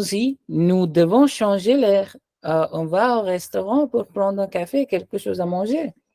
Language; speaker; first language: French; non-native, fluent; Hindi